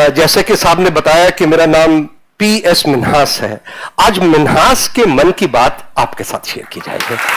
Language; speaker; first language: Hindi; non-native, local second language; Punjabi